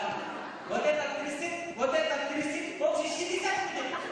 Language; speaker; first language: Russian; non-native, learner; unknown